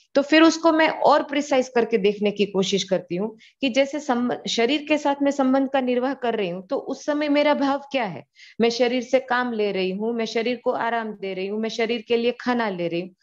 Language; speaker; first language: Hindi; non-native, local second language; Gujarati